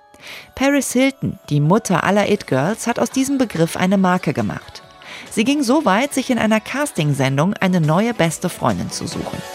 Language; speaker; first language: German; native; German